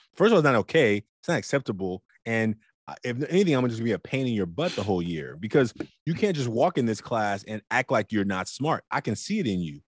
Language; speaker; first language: English; native; English